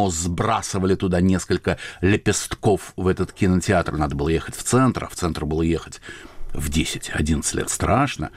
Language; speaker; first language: Russian; native; Russian